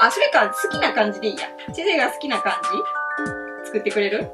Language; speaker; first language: Japanese; native; Japanese